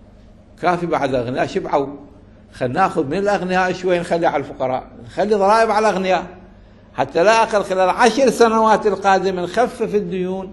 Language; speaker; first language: Arabic; native; Arabic